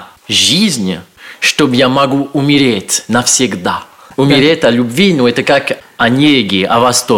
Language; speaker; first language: Russian; non-native, learner; French